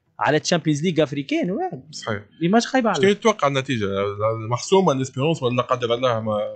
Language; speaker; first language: Arabic; native; Arabic